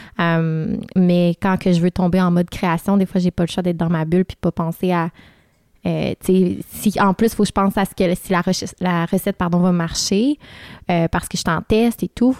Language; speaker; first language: French; native; French